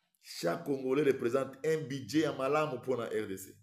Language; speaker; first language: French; non-native, local second language; Lingala